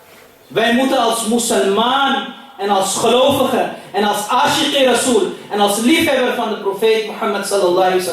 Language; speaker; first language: Dutch; early bilingual, other home language; Urdu